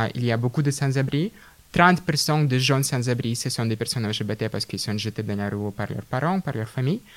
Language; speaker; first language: French; non-native, fluent; Russian